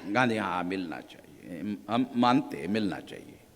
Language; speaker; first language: Hindi; non-native, local second language; Marathi